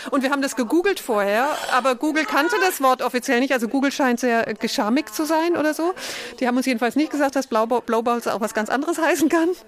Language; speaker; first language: German; native; German